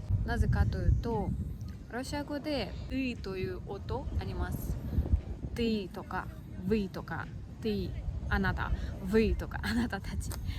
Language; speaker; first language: Japanese; non-native, learner; Russian